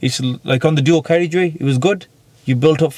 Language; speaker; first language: English; native; English